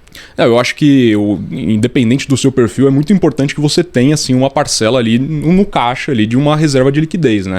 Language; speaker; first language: Portuguese; native; Portuguese